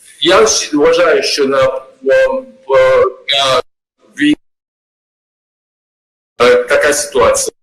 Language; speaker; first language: Ukrainian; non-native, learner; Georgian